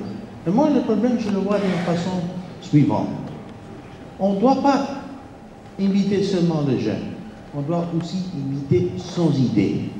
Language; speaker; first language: French; non-native, fluent; Spanish